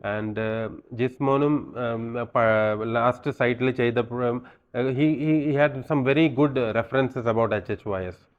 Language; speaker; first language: English; non-native, local second language; Malayalam